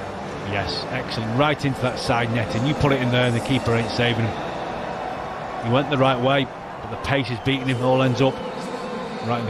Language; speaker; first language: English; native; English